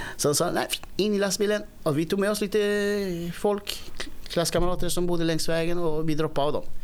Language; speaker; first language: Swedish; early bilingual, other home language; Spanish